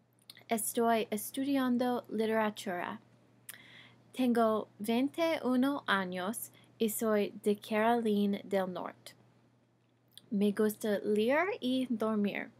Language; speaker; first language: Spanish; non-native, learner; English